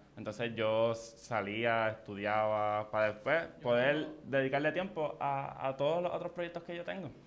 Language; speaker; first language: Spanish; native; Spanish